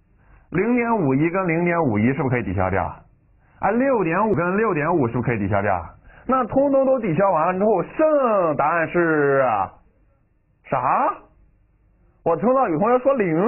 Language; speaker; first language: Chinese; native; Chinese